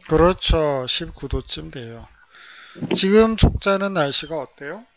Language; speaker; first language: Korean; native; Korean